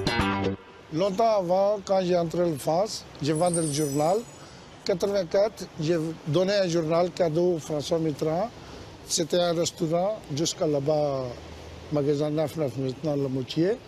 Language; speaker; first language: French; non-native, learner; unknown